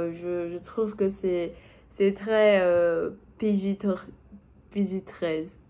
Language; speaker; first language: French; non-native, learner; Portuguese